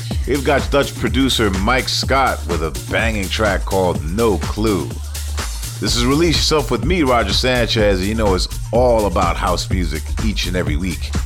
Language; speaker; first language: English; native; English